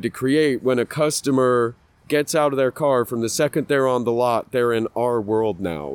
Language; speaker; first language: English; native; English